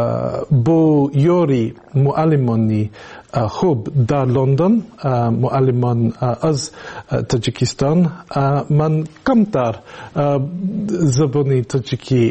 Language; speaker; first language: Tajik; non-native, learner; English